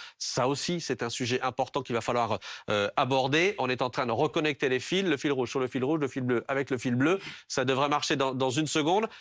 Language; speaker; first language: French; native; French